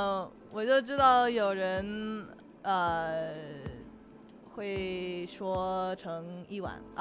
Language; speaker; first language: Chinese; early bilingual, heritage; Chinese